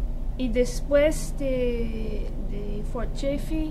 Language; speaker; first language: Spanish; non-native, learner; English